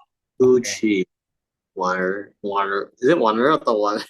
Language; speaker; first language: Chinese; non-native, learner; Indonesian